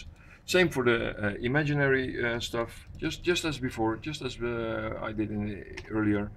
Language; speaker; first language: English; non-native, fluent; Dutch